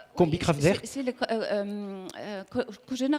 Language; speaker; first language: French; non-native, learner; German